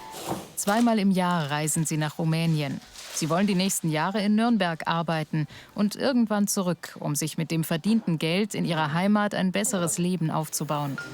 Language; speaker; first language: German; native; German